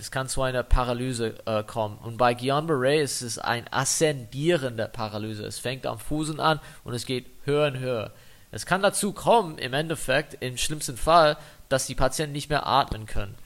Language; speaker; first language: German; non-native, fluent; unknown